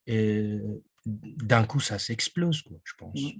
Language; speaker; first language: French; non-native, fluent; Persian